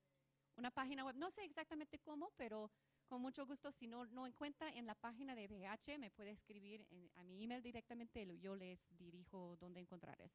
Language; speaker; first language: Spanish; non-native, fluent; English